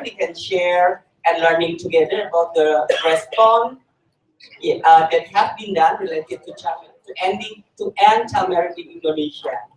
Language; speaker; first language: English; non-native, learner; Indonesian